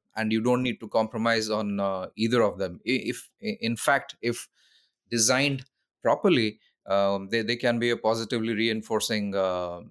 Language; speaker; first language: English; non-native, local second language; Odia